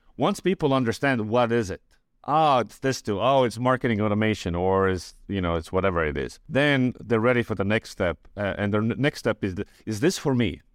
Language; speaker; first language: English; non-native, fluent; Estonian